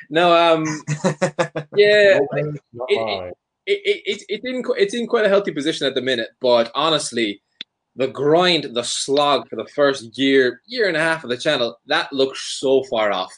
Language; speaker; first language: English; native; English